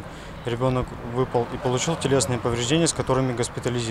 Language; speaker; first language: Russian; native; Russian